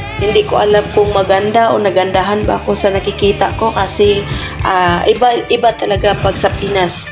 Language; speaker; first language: Filipino; non-native, local second language; Cebuano